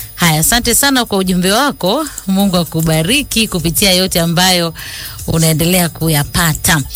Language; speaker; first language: Swahili; native; Swahili